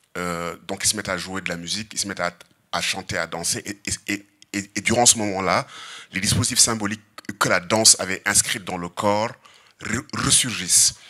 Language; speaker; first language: French; non-native, local second language; Serer